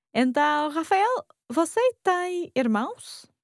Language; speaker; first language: Portuguese; non-native, learner; English